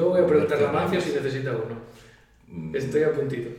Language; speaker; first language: Spanish; native; Spanish